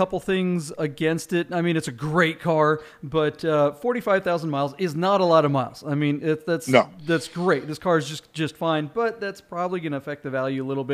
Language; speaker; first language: English; native; English